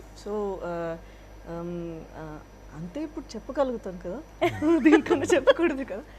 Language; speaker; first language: Telugu; non-native, fluent; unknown